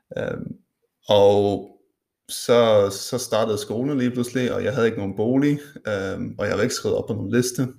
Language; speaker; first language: Danish; non-native, local second language; Faroese